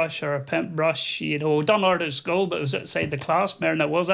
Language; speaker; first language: English; native; English